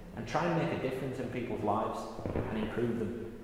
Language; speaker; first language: English; native; English